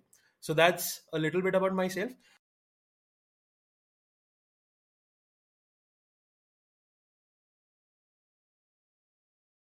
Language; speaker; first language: English; non-native, local second language; Malayalam